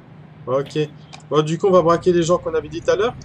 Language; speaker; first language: French; native; French